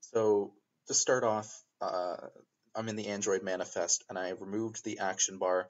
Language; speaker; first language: English; native; English